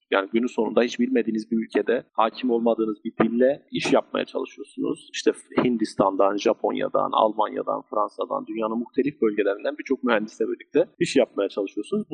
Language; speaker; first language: Turkish; native; Turkish